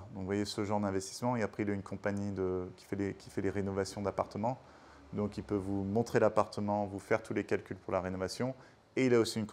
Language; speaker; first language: French; native; French